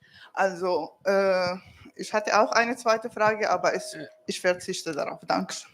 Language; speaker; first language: German; non-native, learner; Kurdish